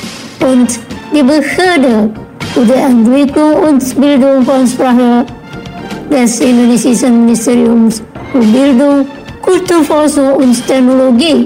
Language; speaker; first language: German; non-native, learner; Indonesian